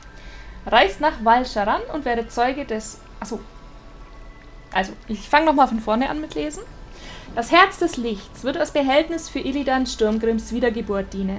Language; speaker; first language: German; native; German